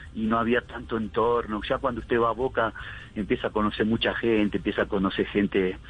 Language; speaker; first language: Spanish; native; Spanish